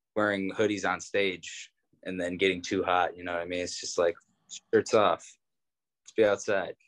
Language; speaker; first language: English; native; English